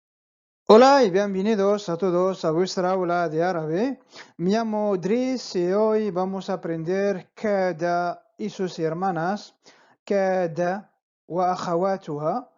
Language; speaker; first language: Spanish; non-native, fluent; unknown